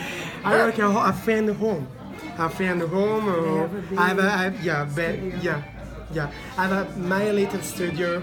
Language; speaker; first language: English; non-native, learner; Italian